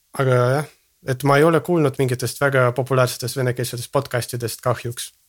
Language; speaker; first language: Estonian; non-native, local second language; Russian